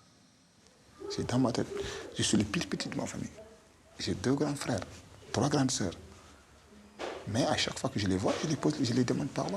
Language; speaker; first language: French; non-native, local second language; Fula